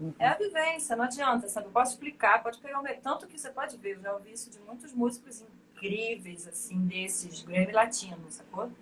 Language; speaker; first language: Portuguese; native; Portuguese